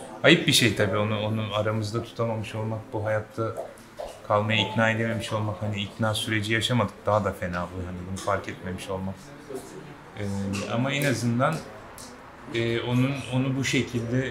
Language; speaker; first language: Turkish; native; Turkish